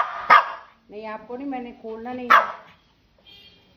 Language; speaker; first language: Hindi; non-native, local second language; Punjabi